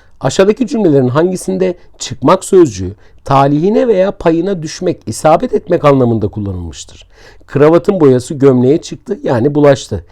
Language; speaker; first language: Turkish; native; Turkish